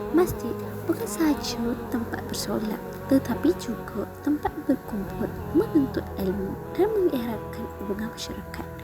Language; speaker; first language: Malay; non-native, local second language; Tamil